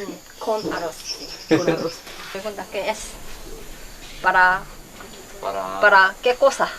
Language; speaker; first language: Spanish; non-native, learner; Korean